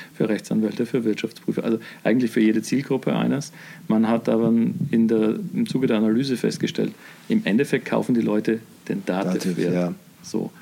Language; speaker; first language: German; native; German